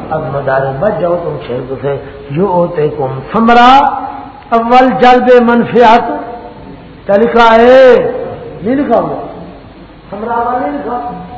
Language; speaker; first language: Urdu; non-native, local second language; Pashto